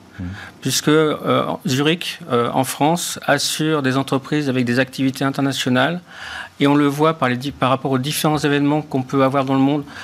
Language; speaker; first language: French; native; French